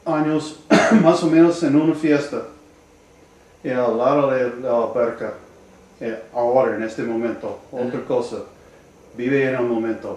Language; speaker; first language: Spanish; non-native, learner; English